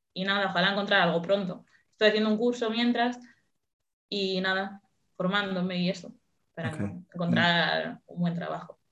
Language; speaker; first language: Spanish; native; Spanish